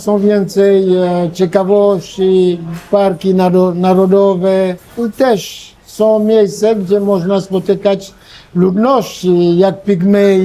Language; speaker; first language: Polish; non-native, learner; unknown